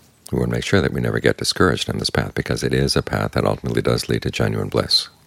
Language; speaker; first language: English; native; English